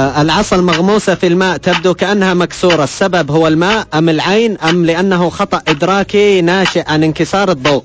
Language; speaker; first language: Arabic; native; Arabic